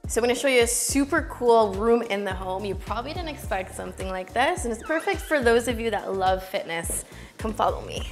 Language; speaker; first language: English; native; English